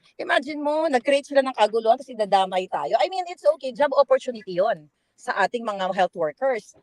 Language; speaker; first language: Filipino; non-native, local second language; Cebuano